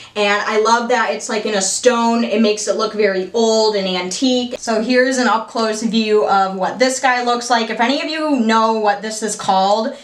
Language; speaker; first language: English; native; English